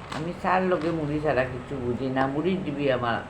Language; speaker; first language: Bangla; non-native, local second language; Sylheti